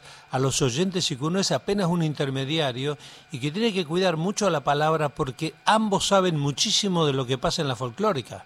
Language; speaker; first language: Spanish; native; Spanish